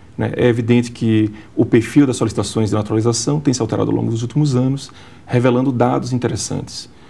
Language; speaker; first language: Portuguese; native; Portuguese